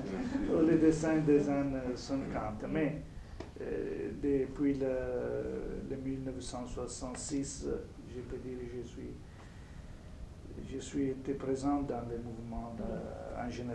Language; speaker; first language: French; non-native, fluent; Italian